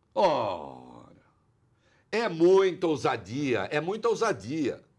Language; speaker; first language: Portuguese; native; Portuguese